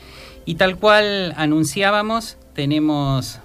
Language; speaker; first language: Spanish; native; Spanish